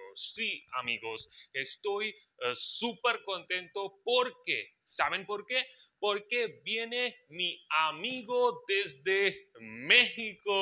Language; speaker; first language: Spanish; non-native, fluent; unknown